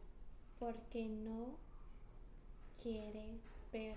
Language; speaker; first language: Spanish; non-native, learner; English